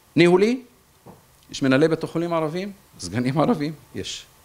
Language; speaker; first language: Hebrew; native; Hebrew